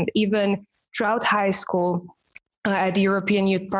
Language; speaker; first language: English; non-native, fluent; Romanian